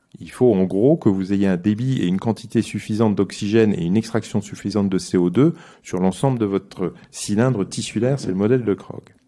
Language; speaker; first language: French; native; French